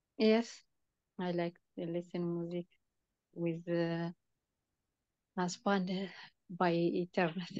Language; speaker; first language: English; non-native, learner; Tigrinya